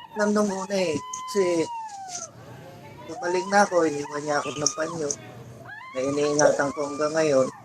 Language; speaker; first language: Filipino; non-native, local second language; Iloko